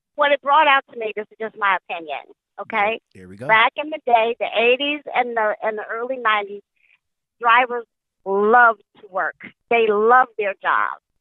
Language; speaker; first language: English; native; English